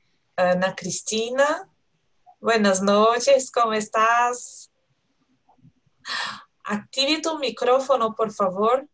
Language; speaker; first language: Spanish; non-native, learner; Portuguese